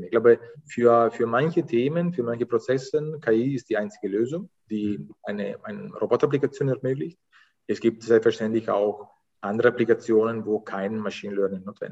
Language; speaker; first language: German; non-native, fluent; Italian